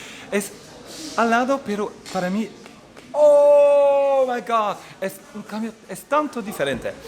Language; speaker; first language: Spanish; non-native, fluent; Dutch